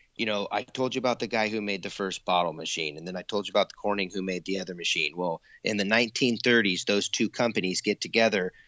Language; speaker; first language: English; native; English